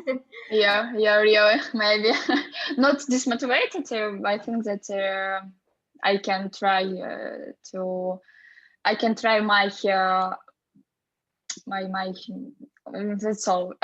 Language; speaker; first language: English; non-native, fluent; Russian